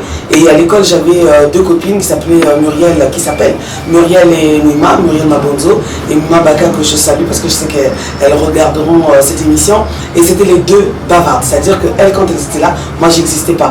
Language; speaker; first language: French; early bilingual, other home language; Lingala